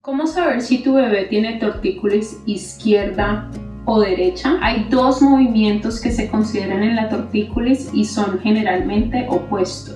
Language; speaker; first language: Spanish; native; Spanish